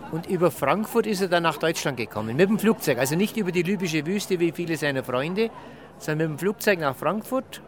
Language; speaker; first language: German; native; German